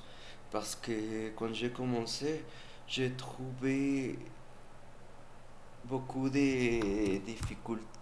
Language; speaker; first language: French; non-native, learner; Spanish